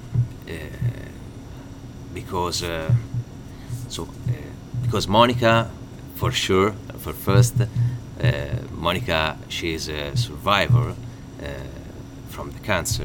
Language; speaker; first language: English; non-native, learner; Italian